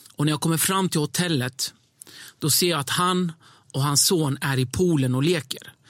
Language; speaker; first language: Swedish; early bilingual, other home language; Kurdish